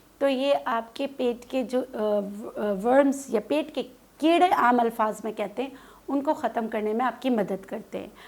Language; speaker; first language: Urdu; non-native, local second language; Khowar